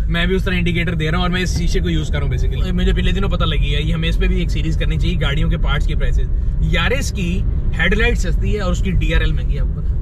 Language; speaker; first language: Urdu; non-native, local second language; Punjabi